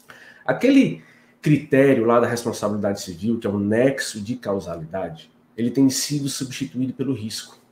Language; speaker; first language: Portuguese; native; Portuguese